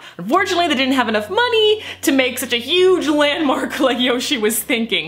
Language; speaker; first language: English; native; English